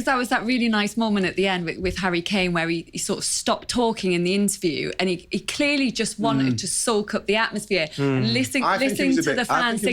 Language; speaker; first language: English; native; English